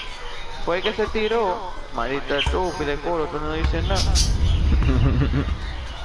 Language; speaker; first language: Spanish; native; Spanish